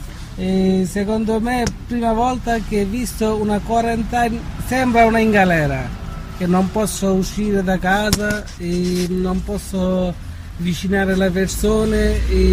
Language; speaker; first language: Italian; non-native, learner; Bangla